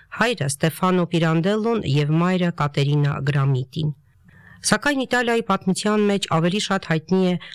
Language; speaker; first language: Armenian; native; Armenian